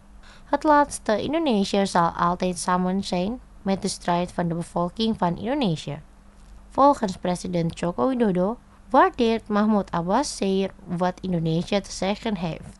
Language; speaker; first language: Dutch; non-native, fluent; Indonesian